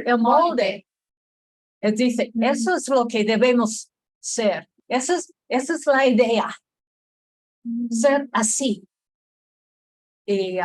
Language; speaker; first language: Spanish; non-native, fluent; English